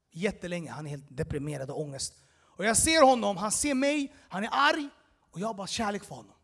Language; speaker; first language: Swedish; early bilingual, other home language; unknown